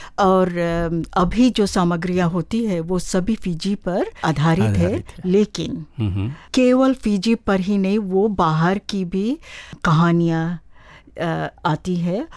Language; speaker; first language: Hindi; native; Hindi